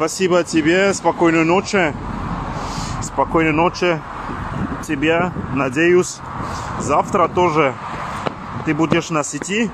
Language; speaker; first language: Russian; non-native, learner; French